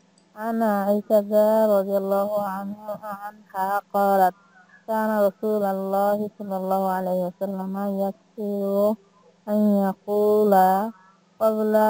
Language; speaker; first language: Arabic; non-native, learner; Bangla